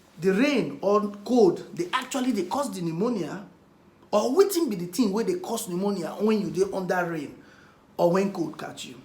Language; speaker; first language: Nigerian Pidgin; non-native, local second language; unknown